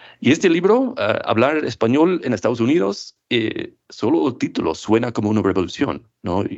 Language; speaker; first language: Spanish; non-native, fluent; English